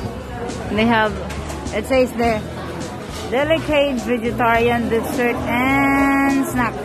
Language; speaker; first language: English; non-native, local second language; Filipino